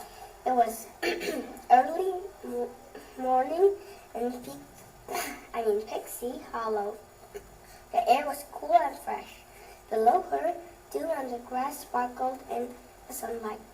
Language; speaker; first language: English; early bilingual, other home language; Vietnamese